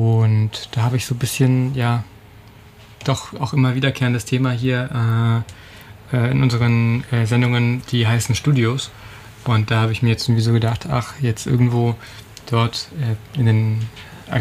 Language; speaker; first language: German; native; German